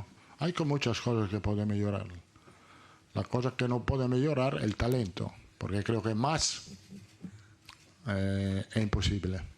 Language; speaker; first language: Spanish; non-native, fluent; Italian